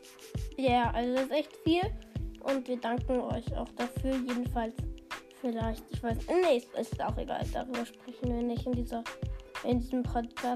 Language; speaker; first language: German; native; German